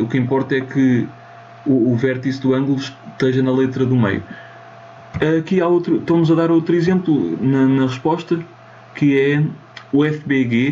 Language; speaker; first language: Portuguese; native; Portuguese